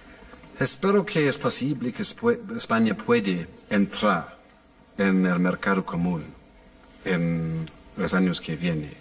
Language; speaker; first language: Spanish; non-native, fluent; English